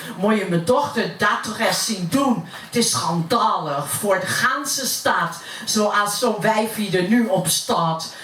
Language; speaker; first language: Dutch; native; Dutch